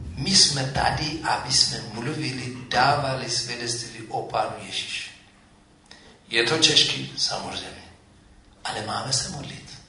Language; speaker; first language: Czech; non-native, fluent; Amharic